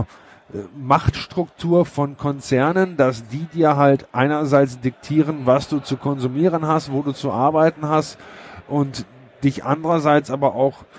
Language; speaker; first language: German; native; German